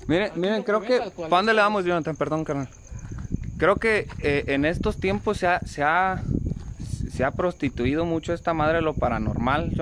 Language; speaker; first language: Spanish; native; Spanish